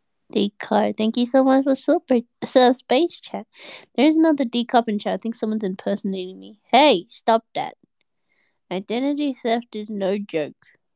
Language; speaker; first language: English; native; English